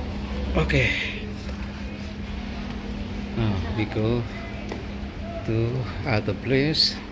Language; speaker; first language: English; non-native, learner; Indonesian